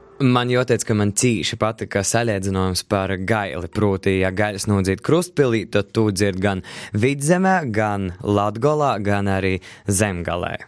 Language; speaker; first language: Latvian; native; Latvian